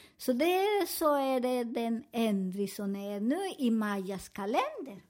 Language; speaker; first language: Swedish; non-native, learner; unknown